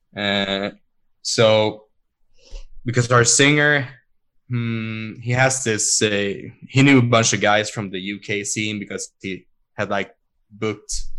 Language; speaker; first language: English; non-native, fluent; Swedish